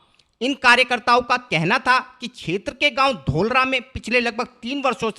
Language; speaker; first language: Hindi; native; Hindi